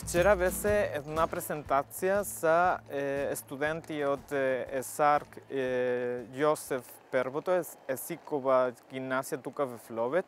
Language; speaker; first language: Bulgarian; non-native, learner; Spanish